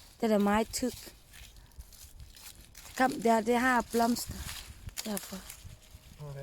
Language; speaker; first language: Danish; non-native, learner; Thai